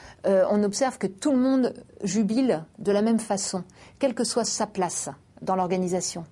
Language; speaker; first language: French; native; French